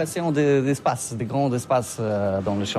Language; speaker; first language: French; non-native, learner; Polish